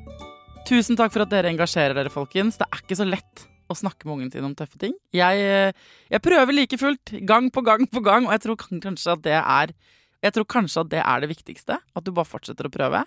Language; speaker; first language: Norwegian; native; Norwegian